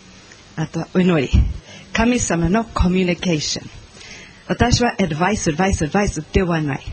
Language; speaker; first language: Japanese; non-native, learner; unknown